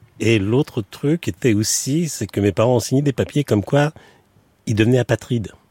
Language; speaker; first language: French; early bilingual, other home language; Yiddish